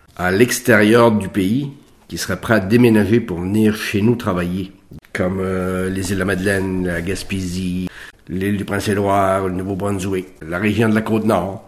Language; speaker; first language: French; native; French